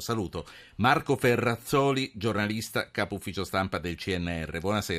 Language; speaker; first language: Italian; native; Italian